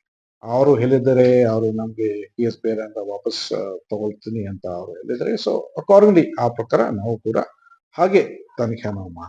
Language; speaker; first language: Kannada; non-native, learner; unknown